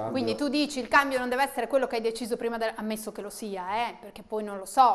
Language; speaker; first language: Italian; native; Italian